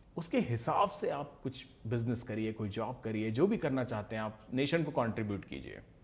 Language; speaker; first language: Hindi; native; Hindi